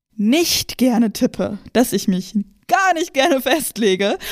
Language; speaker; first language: German; native; German